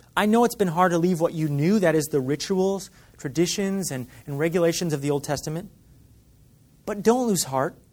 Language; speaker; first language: English; native; English